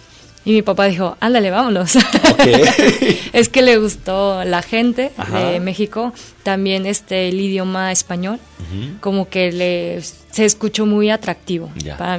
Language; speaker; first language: Spanish; non-native, fluent; Korean